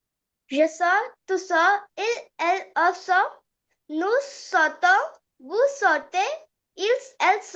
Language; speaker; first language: French; non-native, learner; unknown